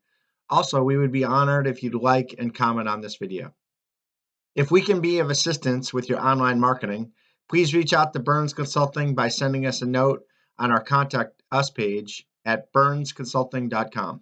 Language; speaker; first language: English; native; English